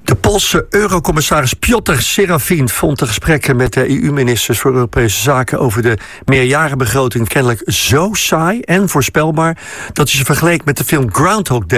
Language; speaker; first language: Dutch; native; Dutch